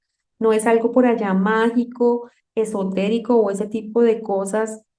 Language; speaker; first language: Spanish; native; Spanish